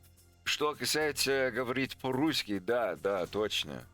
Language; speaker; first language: Russian; non-native, learner; English